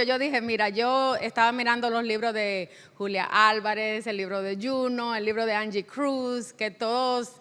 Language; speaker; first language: Spanish; early bilingual, heritage; Spanish